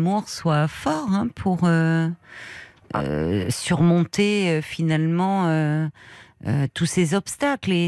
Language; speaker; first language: French; native; French